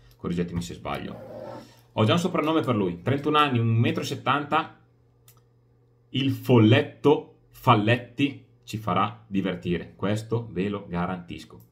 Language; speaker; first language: Italian; native; Italian